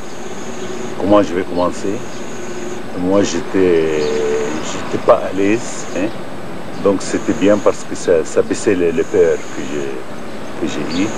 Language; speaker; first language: French; non-native, fluent; Arabic